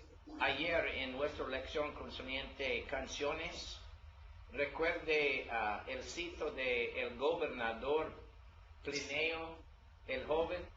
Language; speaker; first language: Spanish; non-native, learner; English